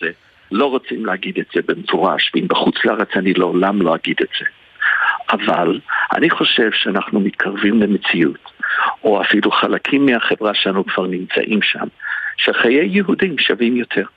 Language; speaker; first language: Hebrew; non-native, fluent; English